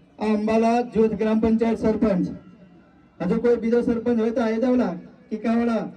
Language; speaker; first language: Gujarati; non-native, local second language; Rathawi